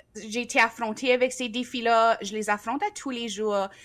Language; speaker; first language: French; native; French